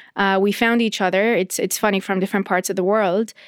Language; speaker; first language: English; non-native, fluent; Arabic